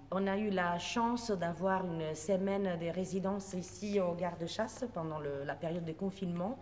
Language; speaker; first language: French; non-native, fluent; Italian